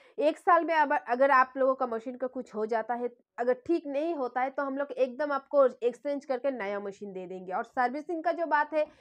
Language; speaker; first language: Hindi; non-native, local second language; Bangla